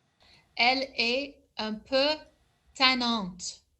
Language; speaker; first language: French; non-native, fluent; English